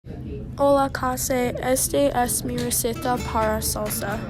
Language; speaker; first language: Spanish; non-native, learner; English